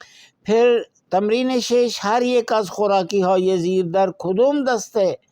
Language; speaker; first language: Persian; non-native, fluent; Urdu